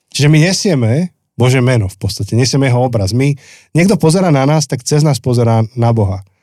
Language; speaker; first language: Slovak; native; Slovak